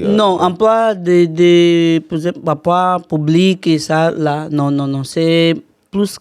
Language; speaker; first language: French; non-native, learner; Portuguese